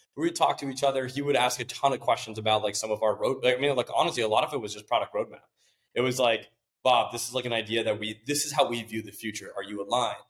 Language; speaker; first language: English; native; English